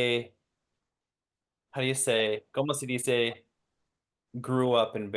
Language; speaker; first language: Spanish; non-native, learner; English